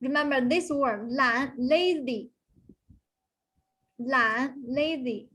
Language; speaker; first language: English; non-native, fluent; Chinese